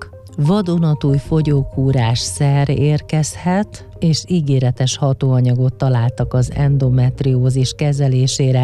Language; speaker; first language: Hungarian; native; Hungarian